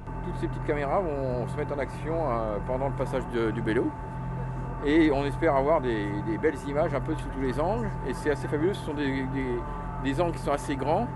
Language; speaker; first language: French; native; French